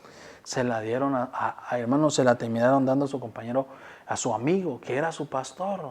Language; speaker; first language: Spanish; native; Spanish